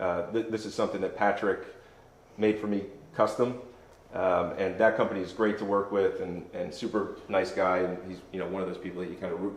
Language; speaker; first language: English; native; English